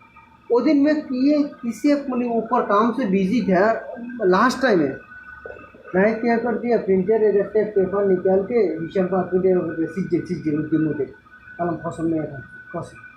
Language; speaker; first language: Hindi; non-native, learner; Bangla